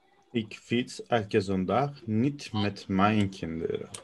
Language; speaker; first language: Dutch; non-native, fluent; Turkish